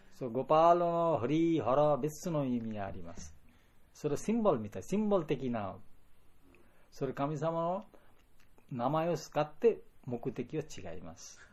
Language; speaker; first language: Japanese; non-native, learner; Bangla